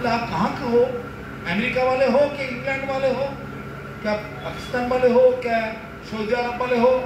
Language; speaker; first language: Hindi; non-native, local second language; Bangla